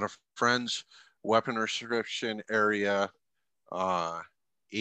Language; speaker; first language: English; native; English